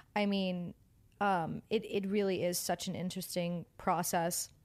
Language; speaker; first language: English; native; English